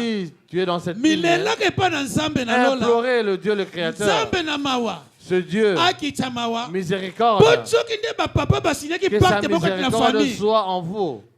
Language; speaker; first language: French; non-native, local second language; Lingala